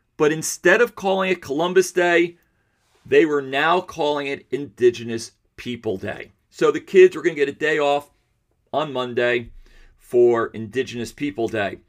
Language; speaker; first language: English; early bilingual, other home language; Italian